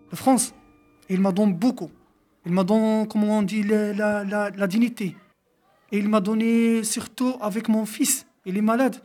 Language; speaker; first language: French; non-native, local second language; Arabic